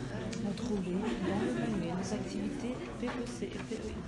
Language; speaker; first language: French; non-native, learner; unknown